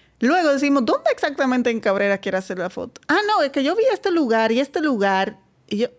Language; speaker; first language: Spanish; non-native, fluent; Dutch